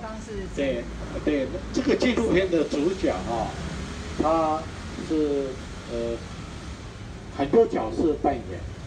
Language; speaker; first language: Chinese; native; Chinese